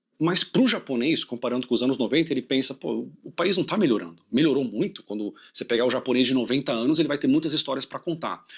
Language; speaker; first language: Portuguese; native; Portuguese